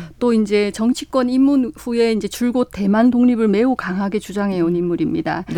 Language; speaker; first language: Korean; native; Korean